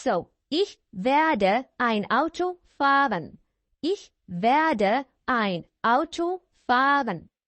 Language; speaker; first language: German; non-native, fluent; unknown